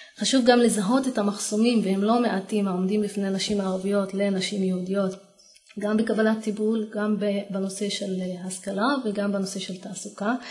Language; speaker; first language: Hebrew; non-native, local second language; Arabic